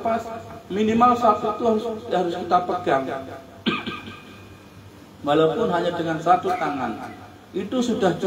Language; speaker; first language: Indonesian; native; Indonesian